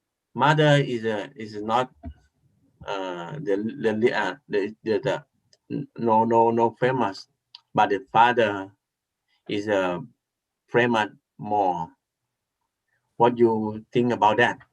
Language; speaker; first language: English; non-native, learner; Thai